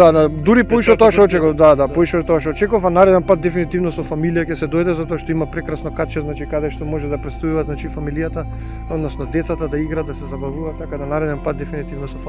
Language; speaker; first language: Macedonian; native; Macedonian